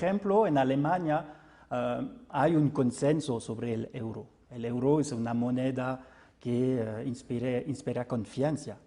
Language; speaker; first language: Spanish; non-native, fluent; French